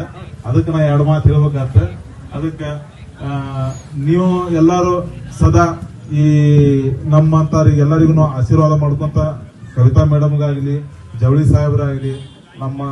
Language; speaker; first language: Kannada; native; Kannada